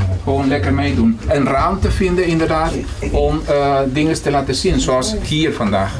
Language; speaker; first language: Dutch; non-native, fluent; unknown